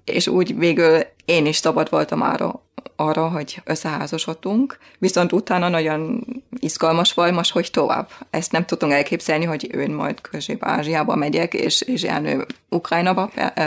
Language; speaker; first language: Hungarian; non-native, fluent; German